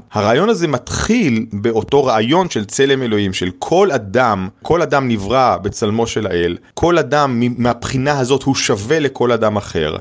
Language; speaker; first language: Hebrew; native; Hebrew